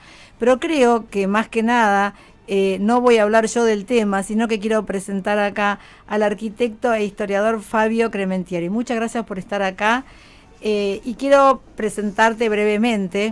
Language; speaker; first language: Spanish; native; Spanish